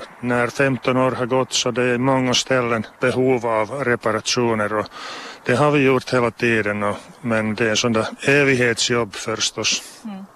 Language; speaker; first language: Swedish; non-native, local second language; Finnish